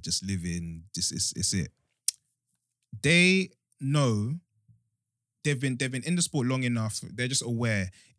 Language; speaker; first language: English; native; English